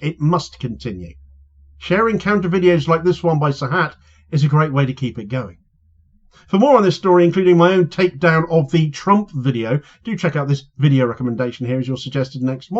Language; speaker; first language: English; native; English